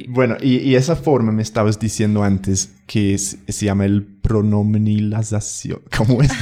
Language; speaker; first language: Spanish; non-native, fluent; English